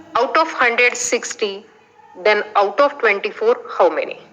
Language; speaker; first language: English; non-native, local second language; Marathi